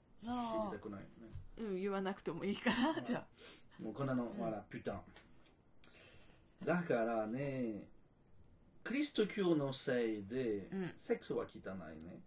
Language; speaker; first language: Japanese; non-native, fluent; French